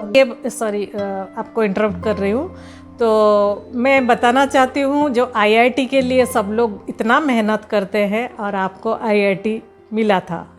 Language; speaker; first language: Hindi; non-native, local second language; Odia